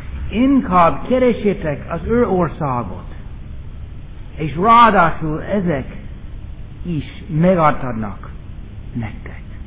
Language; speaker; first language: Hungarian; non-native, fluent; English